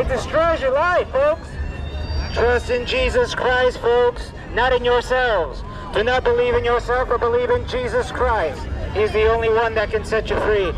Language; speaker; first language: English; early bilingual, other home language; Spanish